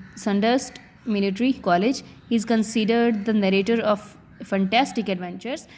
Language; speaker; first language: English; non-native, local second language; Urdu